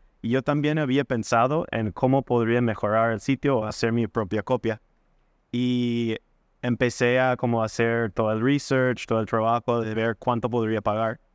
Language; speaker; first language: Spanish; non-native, fluent; English